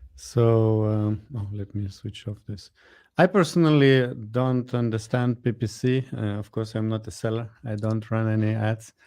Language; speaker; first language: English; non-native, fluent; Lithuanian